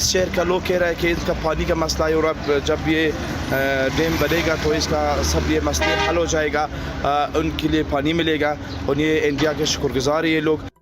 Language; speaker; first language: Hindi; non-native, fluent; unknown